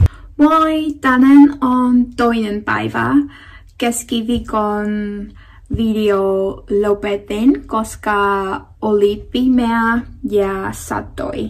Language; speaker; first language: Finnish; non-native, learner; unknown